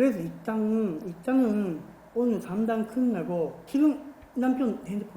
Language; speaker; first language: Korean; non-native, fluent; Japanese